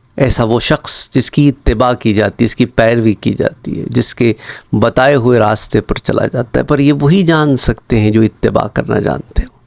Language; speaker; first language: Urdu; native; Urdu